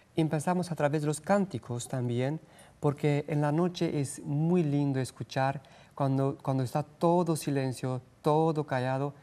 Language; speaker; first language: Spanish; non-native, fluent; Romanian